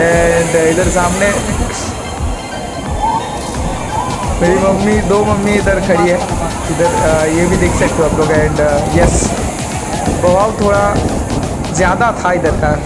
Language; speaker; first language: Hindi; non-native, local second language; Bangla